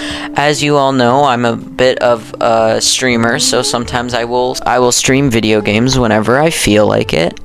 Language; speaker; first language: English; native; English